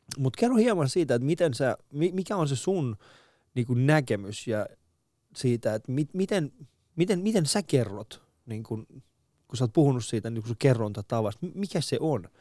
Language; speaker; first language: Finnish; early bilingual, other home language; Persian